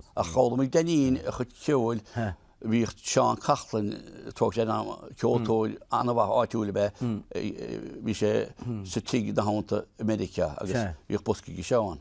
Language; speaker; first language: Irish; native; Irish